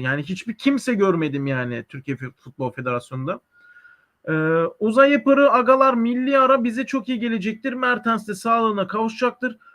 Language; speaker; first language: Turkish; native; Turkish